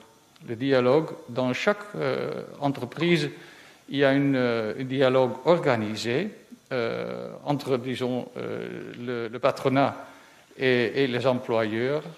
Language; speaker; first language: French; non-native, fluent; Dutch